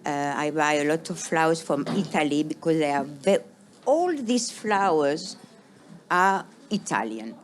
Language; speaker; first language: English; non-native, fluent; French